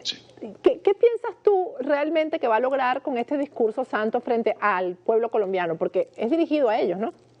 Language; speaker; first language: Spanish; native; Spanish